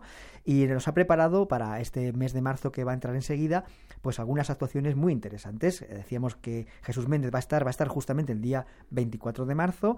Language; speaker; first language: Spanish; native; Spanish